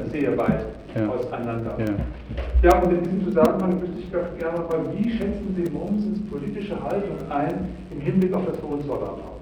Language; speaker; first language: German; native; German